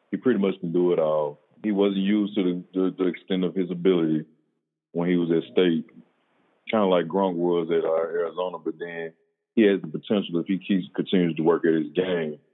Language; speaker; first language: English; native; English